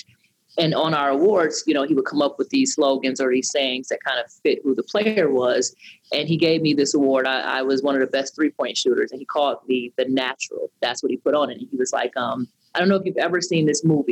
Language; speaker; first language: English; native; English